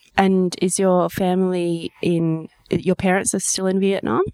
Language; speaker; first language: English; native; English